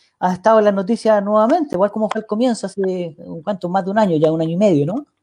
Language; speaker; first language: Spanish; native; Spanish